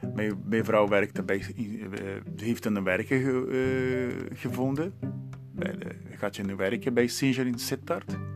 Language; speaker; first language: Dutch; non-native, learner; Portuguese